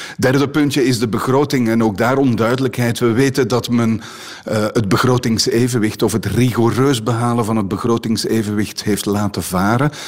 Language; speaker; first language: Dutch; native; Dutch